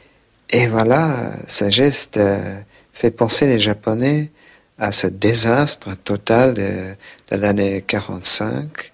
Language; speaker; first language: French; non-native, fluent; English